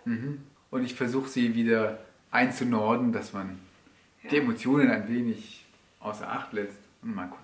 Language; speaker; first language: German; native; German